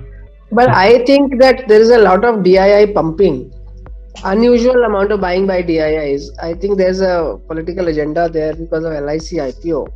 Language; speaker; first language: English; non-native, local second language; Hindi